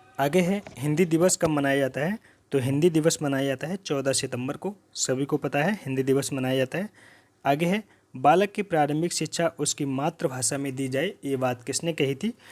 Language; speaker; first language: Hindi; native; Hindi